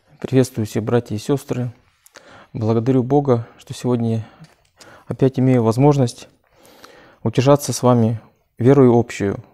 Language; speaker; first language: Russian; native; Russian